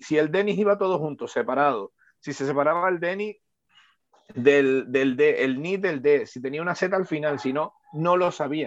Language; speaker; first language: Spanish; native; Spanish